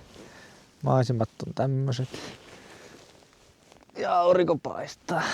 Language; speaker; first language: Finnish; native; Finnish